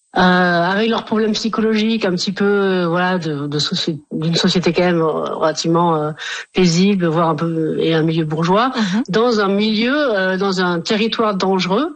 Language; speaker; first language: French; native; French